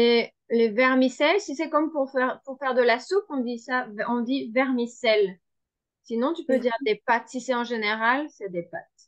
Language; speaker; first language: French; non-native, fluent; Spanish